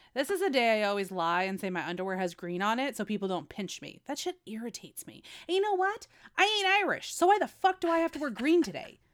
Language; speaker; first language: English; early bilingual, other home language; Spanish